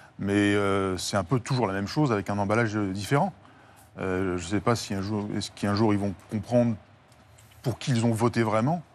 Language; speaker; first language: French; native; French